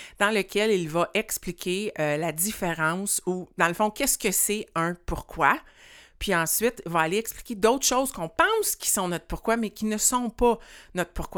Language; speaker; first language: French; native; French